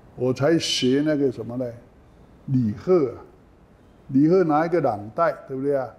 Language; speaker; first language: Chinese; native; Chinese